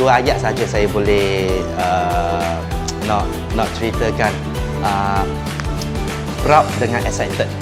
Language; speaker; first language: Malay; native; Malay